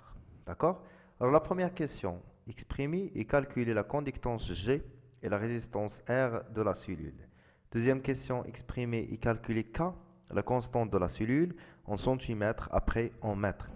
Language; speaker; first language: French; non-native, local second language; Arabic